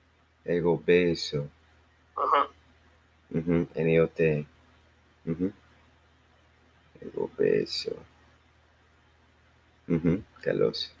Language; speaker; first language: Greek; non-native, learner; English